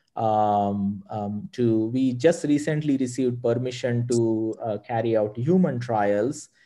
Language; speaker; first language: English; non-native, local second language; Marathi